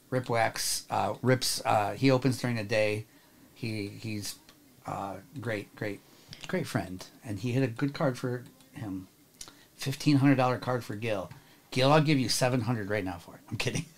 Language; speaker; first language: English; native; English